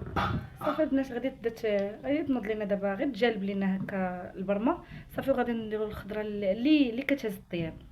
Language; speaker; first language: Arabic; native; Arabic